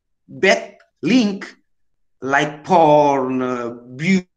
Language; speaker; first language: English; non-native, learner; Indonesian